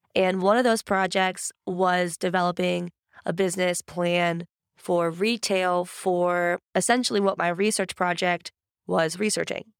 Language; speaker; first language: English; native; English